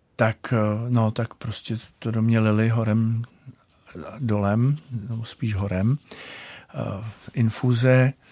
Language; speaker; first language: Czech; native; Czech